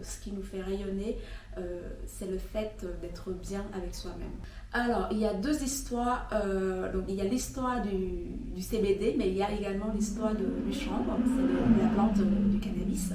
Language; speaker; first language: French; non-native, fluent; Vietnamese